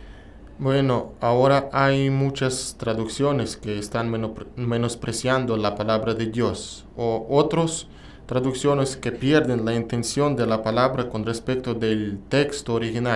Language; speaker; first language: Spanish; non-native, learner; Russian